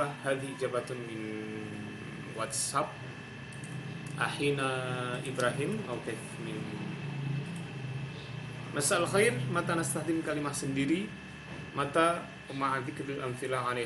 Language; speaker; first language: Arabic; non-native, learner; Javanese